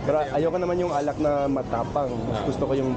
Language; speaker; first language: Filipino; non-native, learner; English